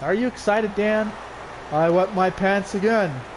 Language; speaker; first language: English; native; English